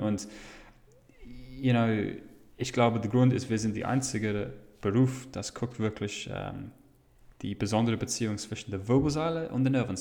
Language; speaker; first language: German; non-native, fluent; English